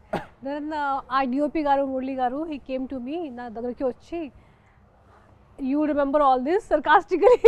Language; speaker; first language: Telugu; non-native, fluent; Hindi